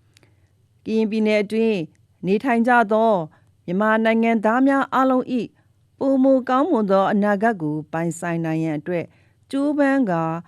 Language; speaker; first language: Burmese; non-native, local second language; S'gaw Karen